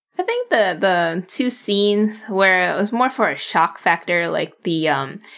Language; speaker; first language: English; early bilingual, other home language; Cantonese